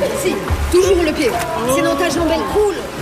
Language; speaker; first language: French; native; French